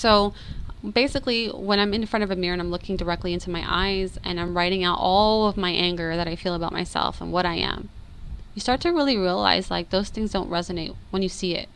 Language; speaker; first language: English; native; English